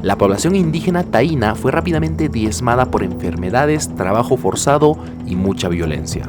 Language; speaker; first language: Spanish; native; Spanish